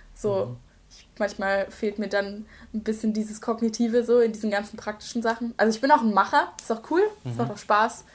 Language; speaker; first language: German; native; German